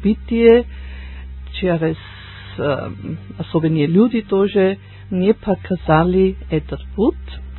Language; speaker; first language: Russian; non-native, learner; German